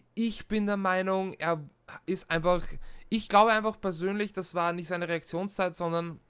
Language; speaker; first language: German; native; German